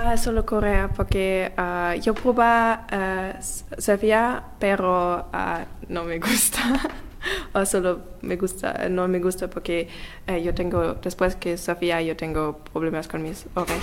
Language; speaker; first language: Spanish; non-native, learner; German